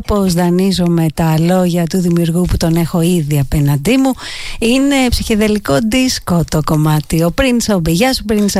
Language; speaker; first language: Greek; native; Greek